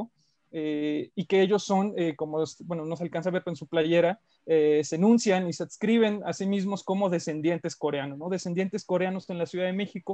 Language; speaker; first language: Spanish; native; Spanish